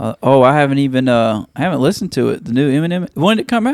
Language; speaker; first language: English; native; English